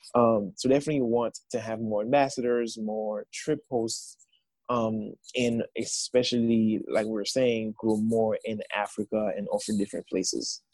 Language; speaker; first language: English; non-native, fluent; Haitian Creole